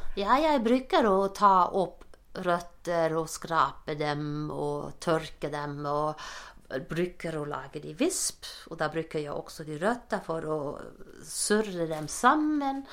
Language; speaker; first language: Norwegian; non-native, fluent; German